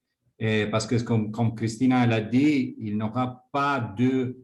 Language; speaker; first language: French; non-native, fluent; Spanish